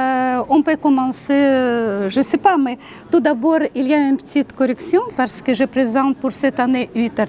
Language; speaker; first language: French; non-native, fluent; Russian